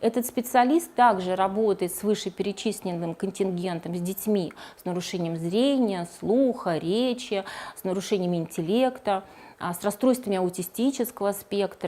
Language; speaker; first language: Russian; native; Russian